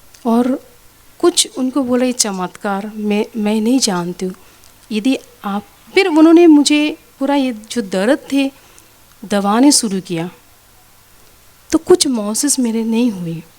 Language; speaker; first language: Hindi; non-native, local second language; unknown